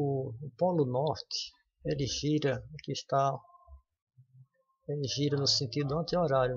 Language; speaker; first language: Portuguese; native; Portuguese